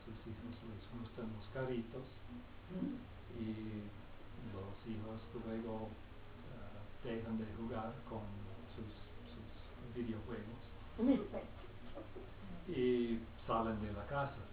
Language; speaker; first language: Spanish; non-native, fluent; English